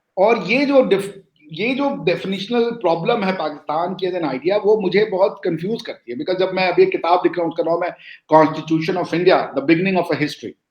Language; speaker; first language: Hindi; native; Hindi